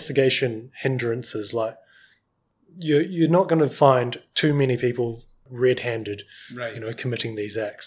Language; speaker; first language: English; native; English